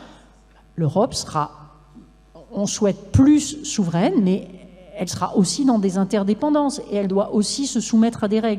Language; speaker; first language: French; native; French